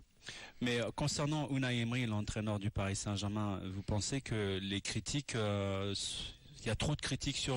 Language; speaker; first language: French; native; French